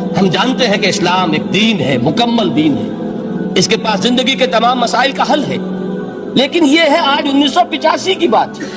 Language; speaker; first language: Urdu; native; Urdu